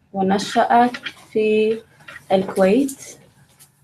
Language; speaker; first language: Arabic; non-native, learner; English